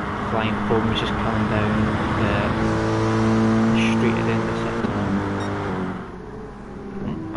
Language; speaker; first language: English; native; English